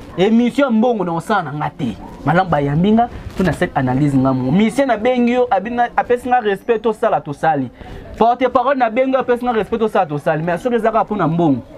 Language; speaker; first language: Lingala; native; Lingala